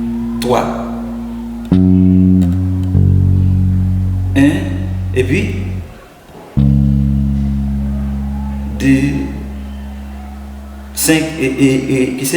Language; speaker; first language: French; non-native, learner; Haitian Creole